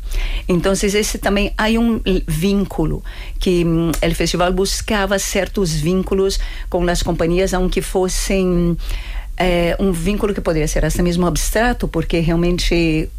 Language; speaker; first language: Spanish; non-native, fluent; Portuguese